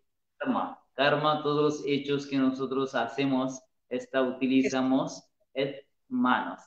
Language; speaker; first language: Spanish; non-native, learner; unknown